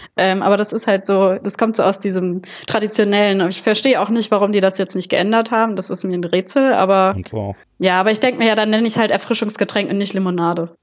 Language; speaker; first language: German; native; German